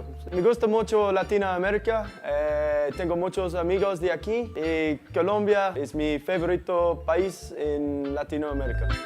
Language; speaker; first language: Spanish; non-native, learner; English